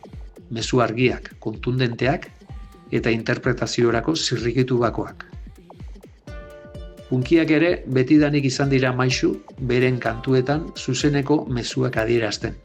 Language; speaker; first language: Basque; native; Basque